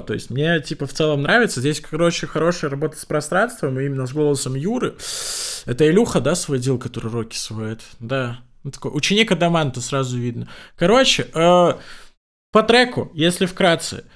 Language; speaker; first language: Russian; native; Russian